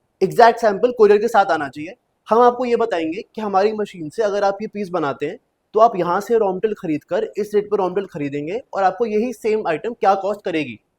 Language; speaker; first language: Hindi; native; Hindi